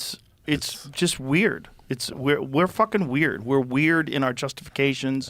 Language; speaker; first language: English; native; English